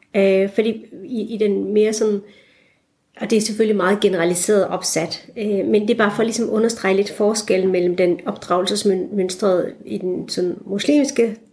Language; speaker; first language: Danish; early bilingual, other home language; Turkish